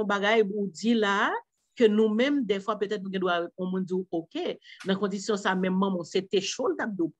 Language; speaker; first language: French; non-native, local second language; Haitian Creole